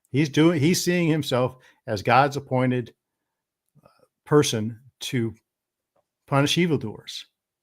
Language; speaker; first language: English; native; English